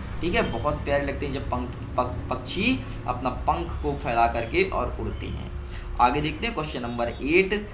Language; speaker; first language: Hindi; native; Hindi